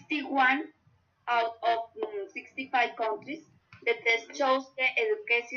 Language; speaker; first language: English; non-native, learner; Spanish